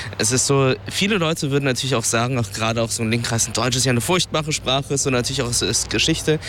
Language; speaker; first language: German; early bilingual, other home language; Vietnamese